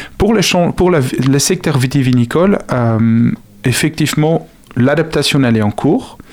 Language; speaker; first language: French; non-native, fluent; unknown